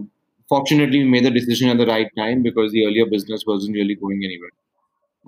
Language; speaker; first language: English; non-native, local second language; Hindi